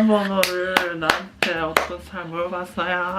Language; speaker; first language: Korean; non-native, learner; Japanese